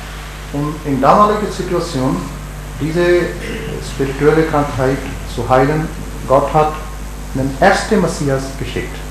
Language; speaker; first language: German; non-native, learner; Urdu